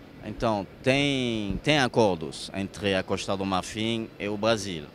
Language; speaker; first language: Portuguese; non-native, fluent; French